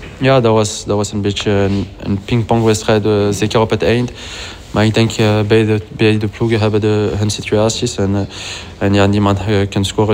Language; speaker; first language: Dutch; non-native, local second language; French